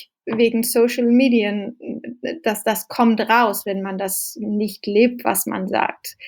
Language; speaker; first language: German; non-native, fluent; Danish